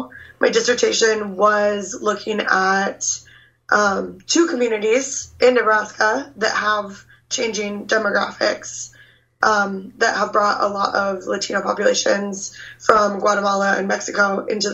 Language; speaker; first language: English; native; English